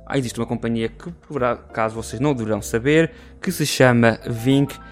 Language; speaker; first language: English; non-native, learner; Portuguese